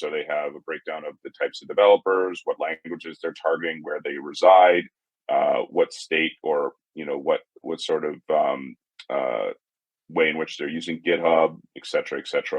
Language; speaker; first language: English; native; English